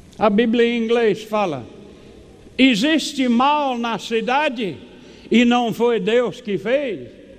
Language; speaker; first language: Portuguese; non-native, fluent; English